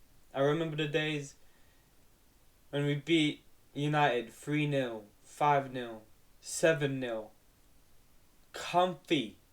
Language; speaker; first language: English; native; English